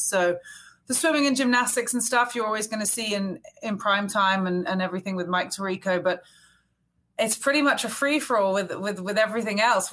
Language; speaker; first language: English; native; English